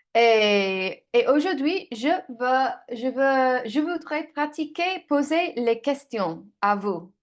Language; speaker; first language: French; non-native, learner; English